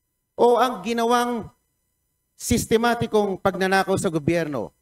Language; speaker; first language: Filipino; native; Filipino